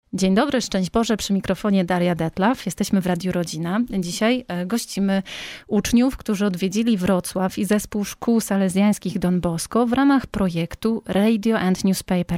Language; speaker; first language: Polish; native; Polish